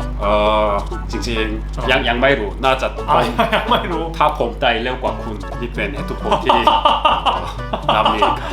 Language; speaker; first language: Thai; non-native, learner; Korean